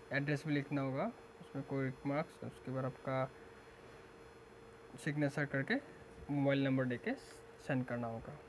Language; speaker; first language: Hindi; non-native, local second language; Assamese